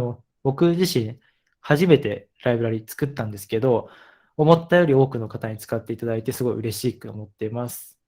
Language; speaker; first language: Japanese; native; Japanese